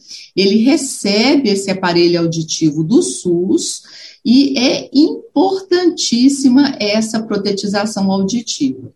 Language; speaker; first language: Portuguese; native; Portuguese